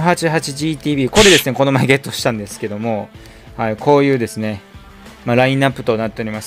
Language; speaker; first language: Japanese; native; Japanese